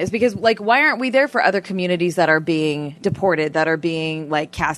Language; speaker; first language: English; non-native, fluent; Armenian